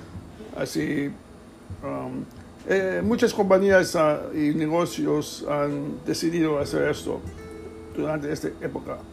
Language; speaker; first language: Spanish; early bilingual, heritage; English